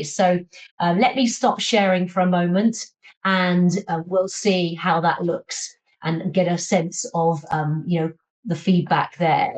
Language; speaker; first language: English; native; English